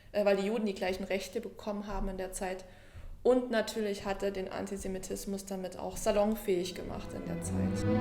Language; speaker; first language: German; native; German